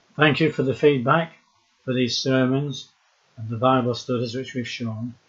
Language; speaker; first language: English; native; English